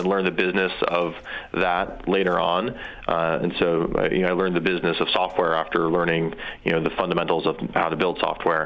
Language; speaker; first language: English; native; English